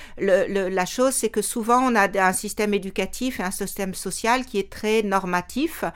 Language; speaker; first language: French; native; French